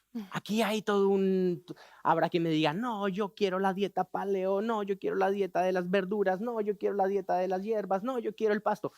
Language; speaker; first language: Spanish; native; Spanish